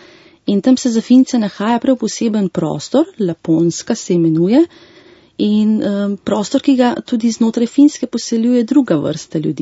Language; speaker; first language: Slovenian; native; Slovenian